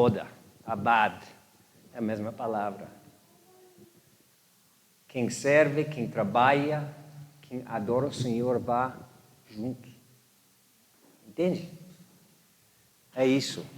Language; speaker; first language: Portuguese; non-native, fluent; English